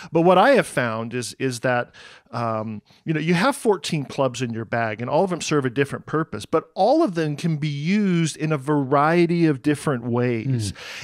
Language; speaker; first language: English; native; English